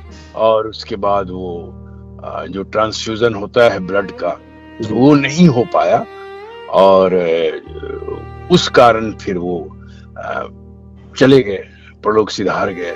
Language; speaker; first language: Hindi; native; Hindi